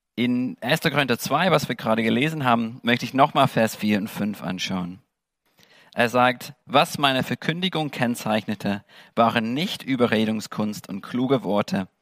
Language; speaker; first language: German; non-native, fluent; English